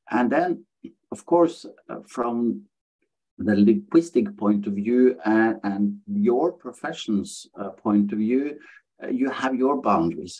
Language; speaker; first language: English; non-native, fluent; Norwegian